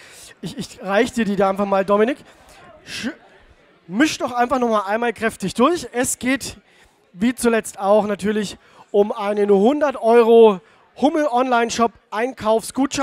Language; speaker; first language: German; native; German